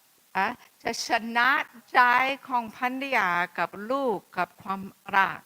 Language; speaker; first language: Thai; non-native, fluent; English